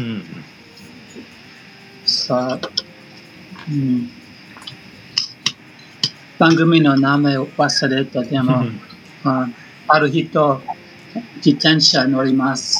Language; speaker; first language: Japanese; non-native, learner; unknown